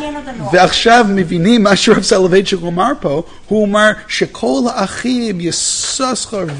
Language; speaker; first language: Hebrew; non-native, fluent; English